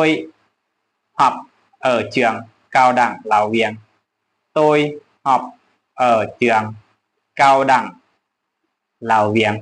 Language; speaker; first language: Vietnamese; non-native, learner; Lao